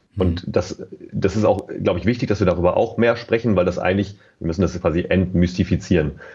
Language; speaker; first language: German; native; German